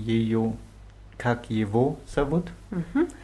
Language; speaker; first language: Russian; non-native, learner; German